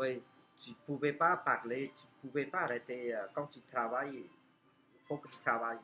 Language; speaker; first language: French; non-native, fluent; Khmer